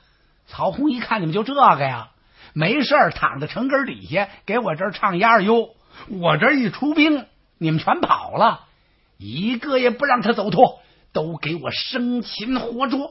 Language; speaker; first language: Chinese; native; Chinese